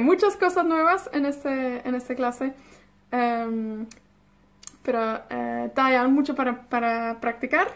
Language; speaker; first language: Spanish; non-native, fluent; Welsh